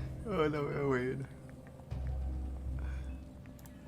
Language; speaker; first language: Spanish; native; Spanish